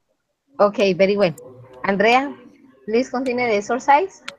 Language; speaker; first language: English; non-native, learner; Spanish